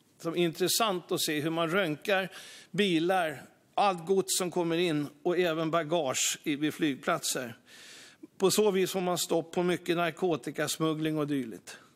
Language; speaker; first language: Swedish; native; Swedish